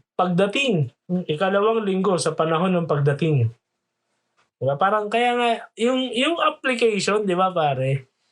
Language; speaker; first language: Filipino; native; Filipino